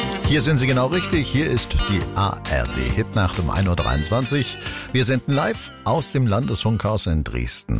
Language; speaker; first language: German; native; German